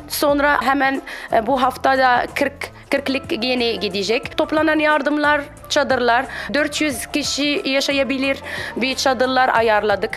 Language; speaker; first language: Turkish; non-native, fluent; Arabic